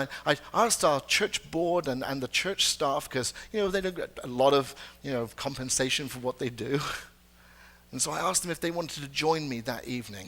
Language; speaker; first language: English; native; English